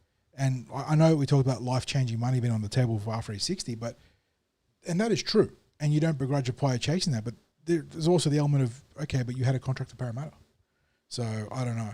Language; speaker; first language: English; native; English